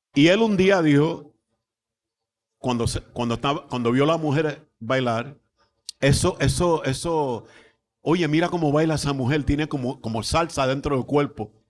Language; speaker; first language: Spanish; early bilingual, heritage; Spanish